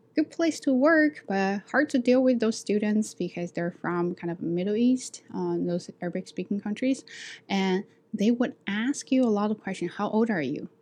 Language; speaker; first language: English; non-native, fluent; Chinese